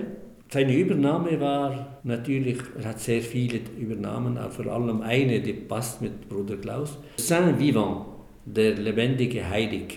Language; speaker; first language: German; non-native, fluent; Arabic